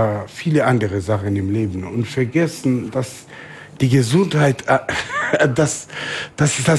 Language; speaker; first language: German; non-native, fluent; Swahili